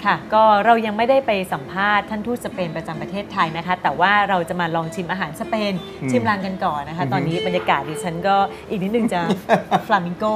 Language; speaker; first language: Thai; native; Thai